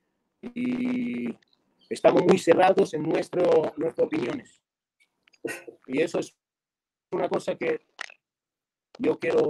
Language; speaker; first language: Spanish; non-native, fluent; Hebrew